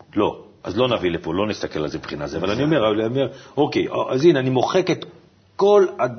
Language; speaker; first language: Hebrew; native; Hebrew